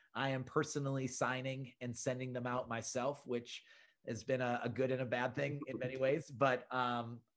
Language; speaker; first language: English; native; English